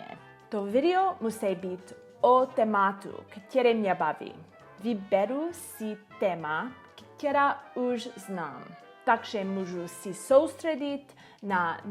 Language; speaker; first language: Czech; non-native, learner; English